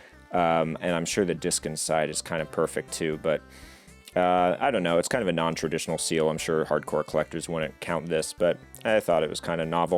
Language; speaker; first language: English; native; English